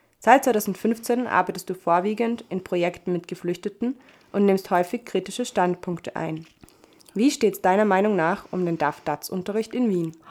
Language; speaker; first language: German; native; German